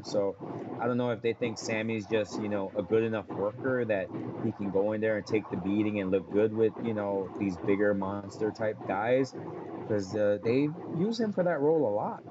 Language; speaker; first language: English; native; English